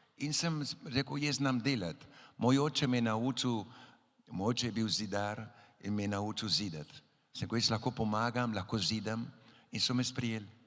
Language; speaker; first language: Slovenian; early bilingual, heritage; Slovenian